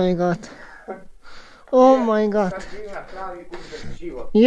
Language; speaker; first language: English; non-native, learner; Croatian